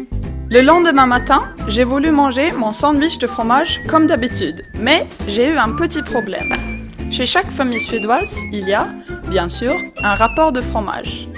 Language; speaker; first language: French; non-native, fluent; Swedish